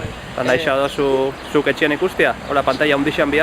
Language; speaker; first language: Basque; native; Basque